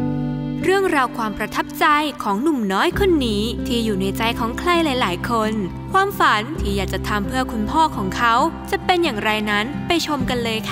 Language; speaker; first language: Thai; native; Thai